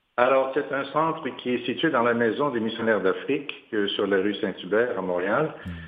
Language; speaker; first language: French; native; French